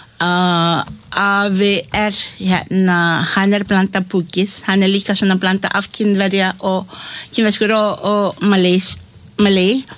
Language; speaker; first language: Icelandic; non-native, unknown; Malay